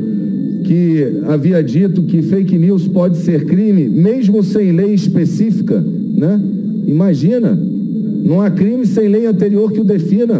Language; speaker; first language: Portuguese; native; Portuguese